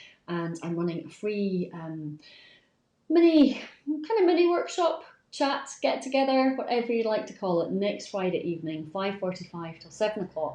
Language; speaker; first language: English; native; English